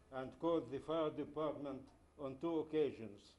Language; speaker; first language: English; non-native, fluent; Arabic